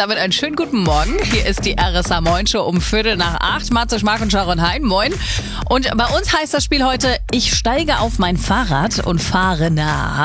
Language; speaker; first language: German; native; German